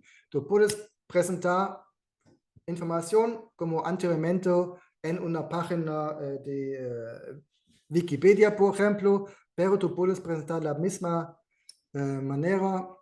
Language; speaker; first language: Spanish; non-native, fluent; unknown